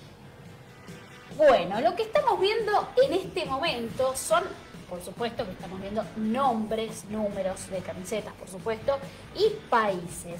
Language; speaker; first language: Spanish; native; Spanish